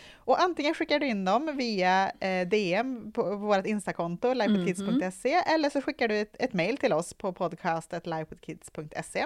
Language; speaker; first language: Swedish; native; Swedish